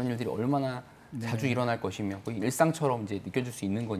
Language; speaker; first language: Korean; native; Korean